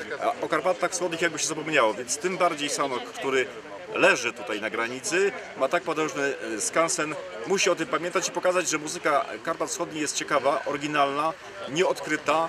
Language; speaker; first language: Polish; native; Polish